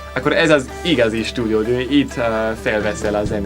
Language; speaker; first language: Hungarian; non-native, learner; English